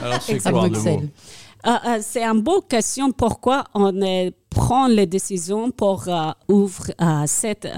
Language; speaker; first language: French; non-native, learner; Persian